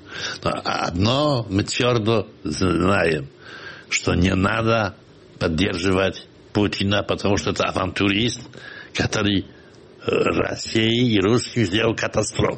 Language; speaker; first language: Russian; non-native, fluent; Polish